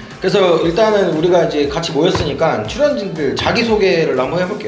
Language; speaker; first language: Korean; native; Korean